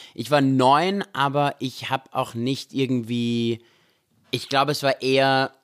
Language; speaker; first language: German; native; German